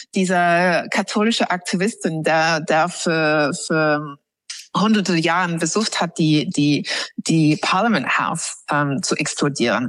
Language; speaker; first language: German; non-native, fluent; English